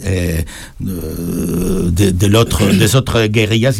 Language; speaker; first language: French; non-native, fluent; Spanish